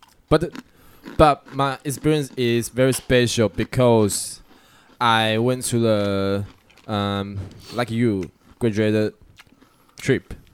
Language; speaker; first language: English; non-native, learner; Chinese